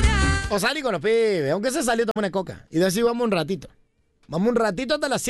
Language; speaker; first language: Spanish; native; Spanish